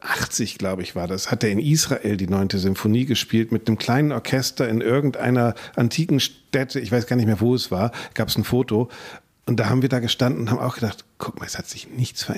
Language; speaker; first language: German; native; German